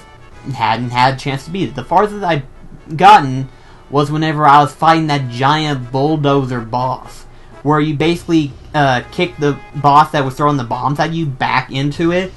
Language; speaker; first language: English; native; English